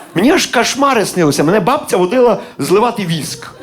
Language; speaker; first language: Ukrainian; native; Ukrainian